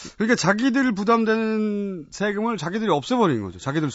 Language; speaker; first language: Korean; native; Korean